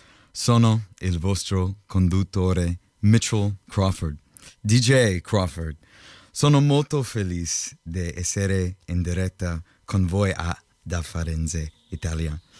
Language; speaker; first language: Italian; non-native, learner; English